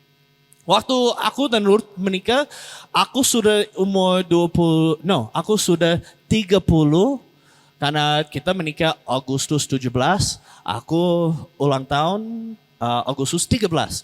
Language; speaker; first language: Indonesian; non-native, learner; English